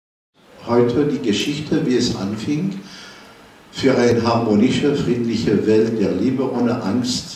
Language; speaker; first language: German; non-native, fluent; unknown